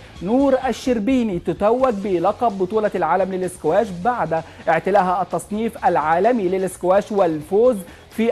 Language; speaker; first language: Arabic; native; Arabic